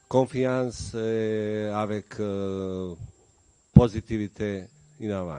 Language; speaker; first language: French; non-native, learner; Bosnian